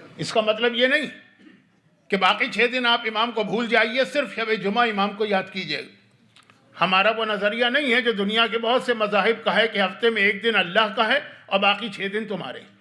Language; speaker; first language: Urdu; native; Urdu